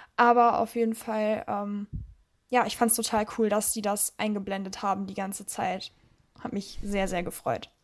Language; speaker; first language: German; early bilingual, other home language; Russian